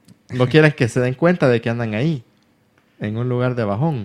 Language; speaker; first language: Spanish; native; Spanish